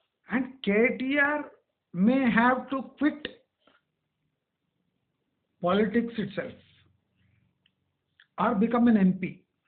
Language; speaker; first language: English; non-native, local second language; Telugu